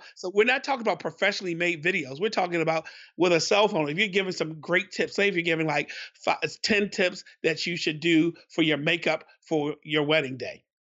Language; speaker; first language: English; native; English